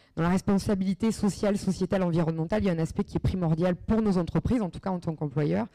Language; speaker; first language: French; native; French